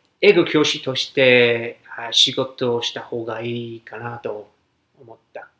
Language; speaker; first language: Japanese; non-native, fluent; English